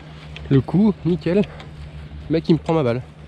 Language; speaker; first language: French; native; French